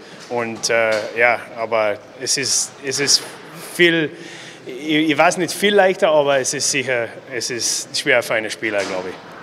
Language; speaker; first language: German; non-native, learner; English